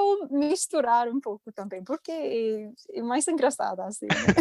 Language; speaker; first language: Portuguese; non-native, fluent; English